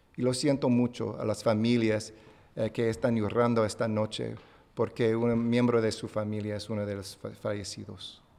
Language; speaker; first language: Spanish; non-native, fluent; English